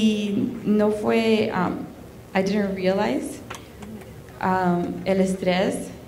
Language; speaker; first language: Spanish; early bilingual, heritage; Spanish